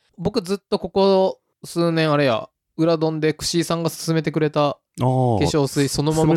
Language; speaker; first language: Japanese; native; Japanese